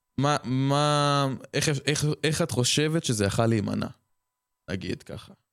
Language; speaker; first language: Hebrew; early bilingual, other home language; French